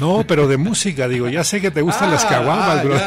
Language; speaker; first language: Spanish; native; Spanish